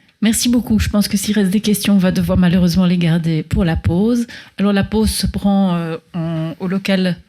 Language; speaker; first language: French; native; French